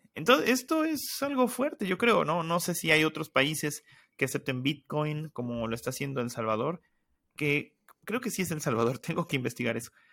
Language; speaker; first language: Spanish; native; Spanish